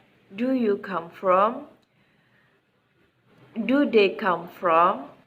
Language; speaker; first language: English; non-native, fluent; Indonesian